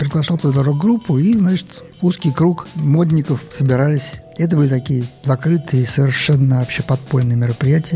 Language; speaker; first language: Russian; native; Russian